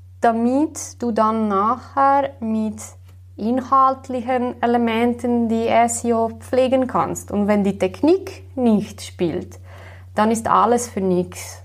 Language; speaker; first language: German; non-native, fluent; Slovenian